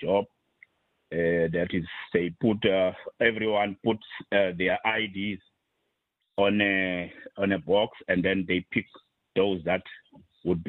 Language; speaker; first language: English; non-native, local second language; Xhosa